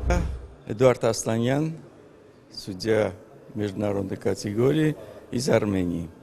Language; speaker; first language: Russian; non-native, fluent; Armenian